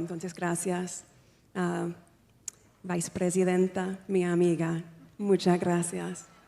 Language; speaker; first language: Spanish; non-native, fluent; English